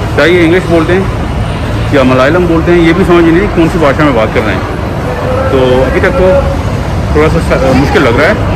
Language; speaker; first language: Hindi; non-native, fluent; Punjabi